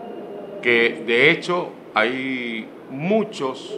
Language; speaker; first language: Spanish; native; Spanish